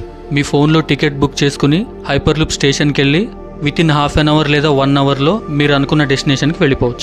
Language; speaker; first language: Telugu; native; Telugu